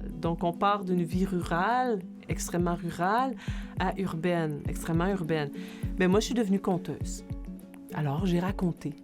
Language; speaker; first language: French; native; French